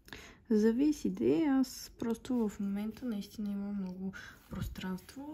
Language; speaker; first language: Bulgarian; native; Bulgarian